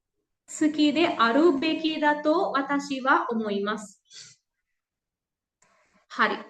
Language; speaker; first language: Japanese; non-native, fluent; Sinhala